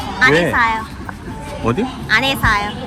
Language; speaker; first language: Korean; non-native, learner; Thai